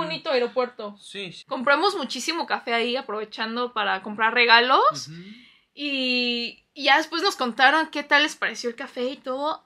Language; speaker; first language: Spanish; non-native, fluent; Korean